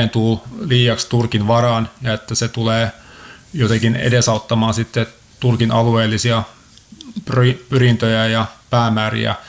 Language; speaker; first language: Finnish; native; Finnish